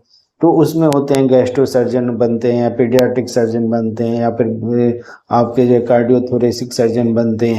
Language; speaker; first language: Hindi; native; Hindi